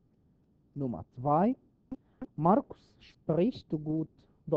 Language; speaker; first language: German; non-native, fluent; Arabic